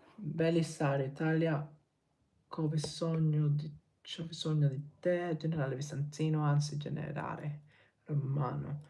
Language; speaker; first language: Italian; non-native, learner; English